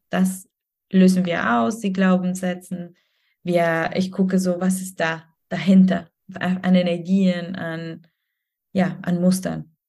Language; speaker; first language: German; non-native, fluent; Spanish